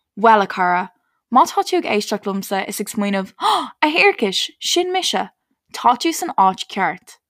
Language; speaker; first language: Irish; non-native, local second language; English